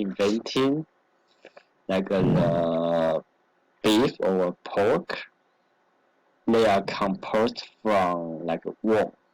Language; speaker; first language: English; non-native, learner; Chinese